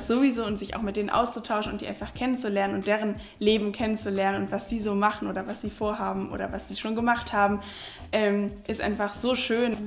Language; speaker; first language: German; native; German